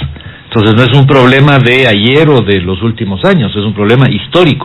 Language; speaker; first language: Spanish; native; Spanish